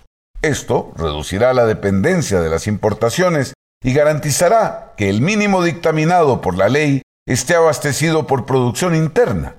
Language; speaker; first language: Spanish; native; Spanish